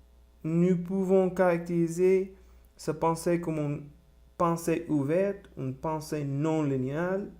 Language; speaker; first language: French; non-native, learner; Spanish